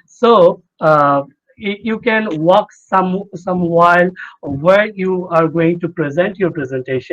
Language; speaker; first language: English; non-native, fluent; Bangla